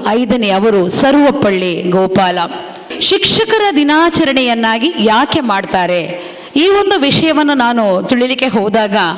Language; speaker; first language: Kannada; non-native, local second language; Tulu